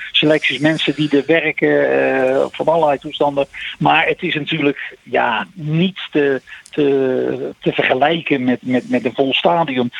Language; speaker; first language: Dutch; native; Dutch